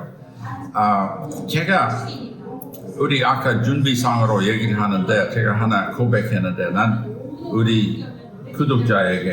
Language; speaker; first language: Korean; non-native, fluent; English